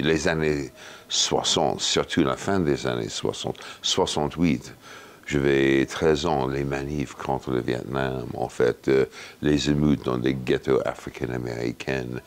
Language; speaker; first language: French; non-native, fluent; English